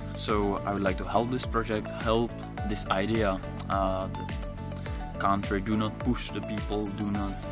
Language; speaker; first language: English; non-native, learner; Czech